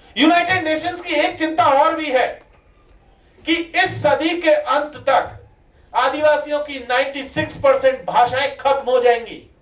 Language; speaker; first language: Hindi; non-native, local second language; Rajasthani